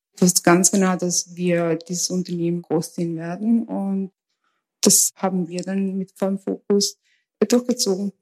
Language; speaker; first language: German; early bilingual, other home language; Albanian